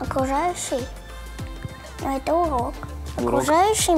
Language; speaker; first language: Russian; native; Russian